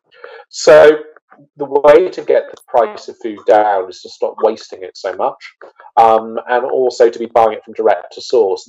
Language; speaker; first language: English; native; English